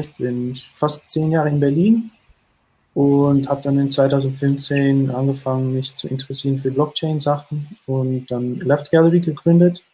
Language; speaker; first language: German; non-native, fluent; Dutch